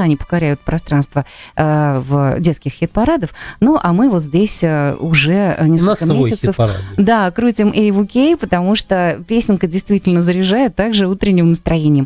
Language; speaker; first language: Russian; native; Russian